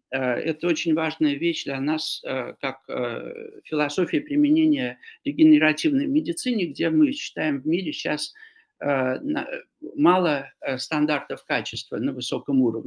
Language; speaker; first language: Russian; non-native, fluent; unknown